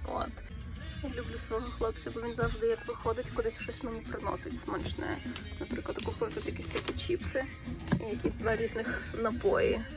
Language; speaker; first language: Ukrainian; native; Ukrainian